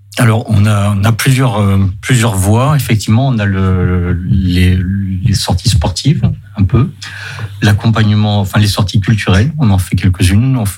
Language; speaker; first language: French; native; French